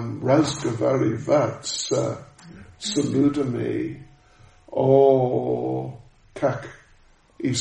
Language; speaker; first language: Russian; non-native, learner; English